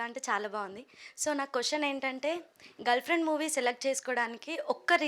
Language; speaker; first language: Telugu; native; Telugu